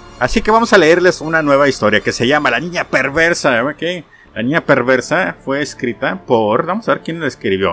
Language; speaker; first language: Spanish; native; Spanish